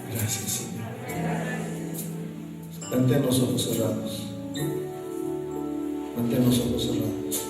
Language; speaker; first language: Spanish; native; Spanish